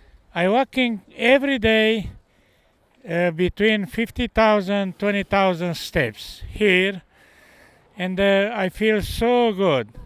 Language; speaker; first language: English; non-native, learner; Romanian